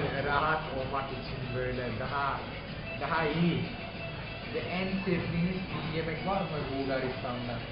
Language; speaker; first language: Turkish; non-native, learner; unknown